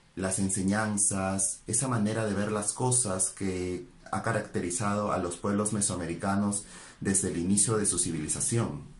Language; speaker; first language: Spanish; native; Spanish